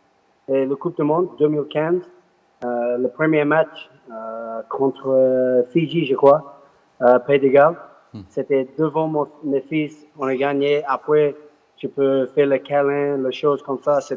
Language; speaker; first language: French; non-native, learner; English